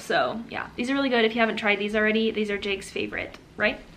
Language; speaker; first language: English; native; English